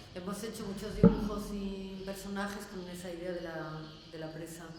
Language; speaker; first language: Spanish; non-native, fluent; French